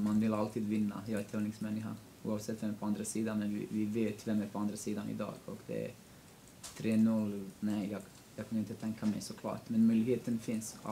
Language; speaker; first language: Swedish; non-native, local second language; Kurdish